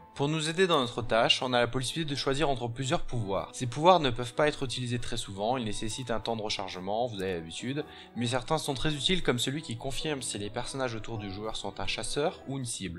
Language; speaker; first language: French; native; French